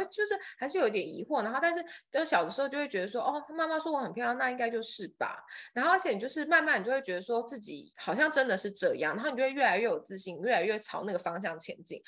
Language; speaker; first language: Chinese; non-native, fluent; Thai